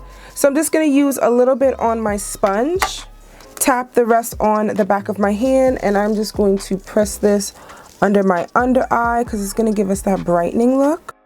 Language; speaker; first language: English; native; English